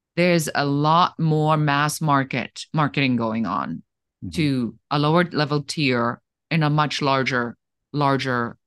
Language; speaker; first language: English; non-native, fluent; German